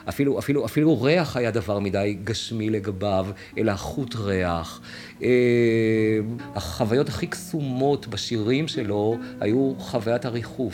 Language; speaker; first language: Hebrew; native; Hebrew